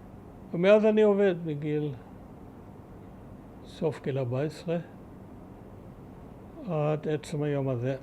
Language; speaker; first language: Hebrew; early bilingual, other home language; German